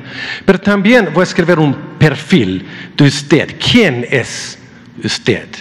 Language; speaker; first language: Spanish; non-native, learner; Swedish